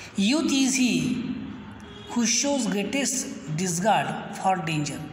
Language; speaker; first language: English; non-native, local second language; Marathi